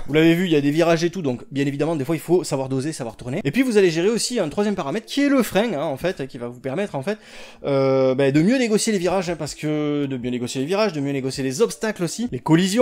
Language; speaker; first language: French; native; French